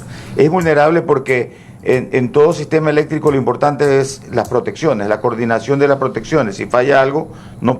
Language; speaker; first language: Spanish; native; Spanish